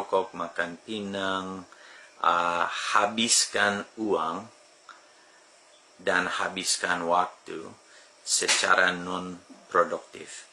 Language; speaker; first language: Indonesian; non-native, fluent; English